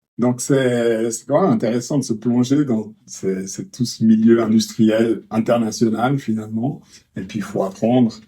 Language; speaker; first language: French; native; French